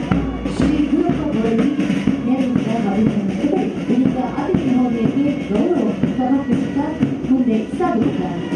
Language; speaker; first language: Kannada; native; Kannada